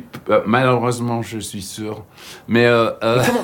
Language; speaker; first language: French; non-native, fluent; English